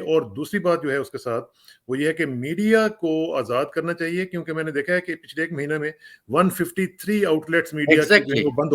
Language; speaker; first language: Hindi; non-native, local second language; Punjabi